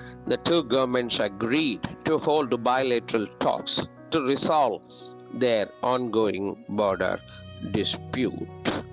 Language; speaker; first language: English; non-native, local second language; Tamil